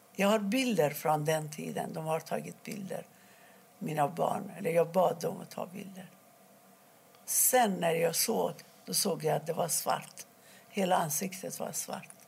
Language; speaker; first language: Swedish; non-native, fluent; Persian